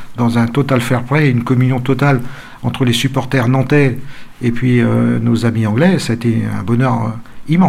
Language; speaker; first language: French; native; French